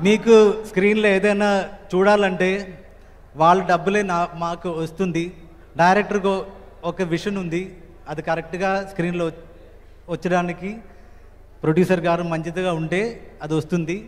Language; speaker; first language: Telugu; non-native, learner; Malayalam